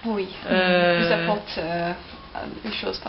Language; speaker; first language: French; non-native, learner; English